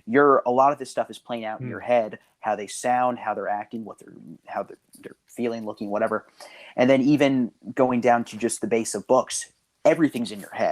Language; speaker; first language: English; native; English